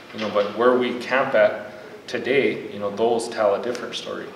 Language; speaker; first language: English; native; English